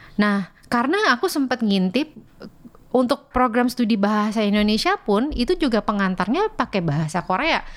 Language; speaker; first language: Indonesian; native; Indonesian